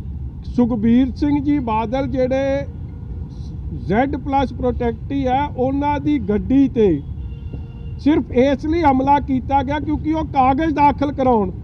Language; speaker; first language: Hindi; non-native, local second language; Punjabi